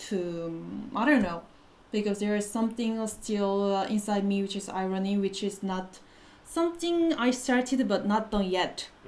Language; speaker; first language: English; non-native, fluent; Korean